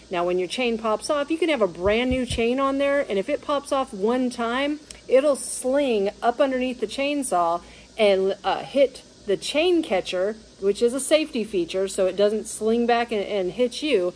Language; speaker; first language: English; native; English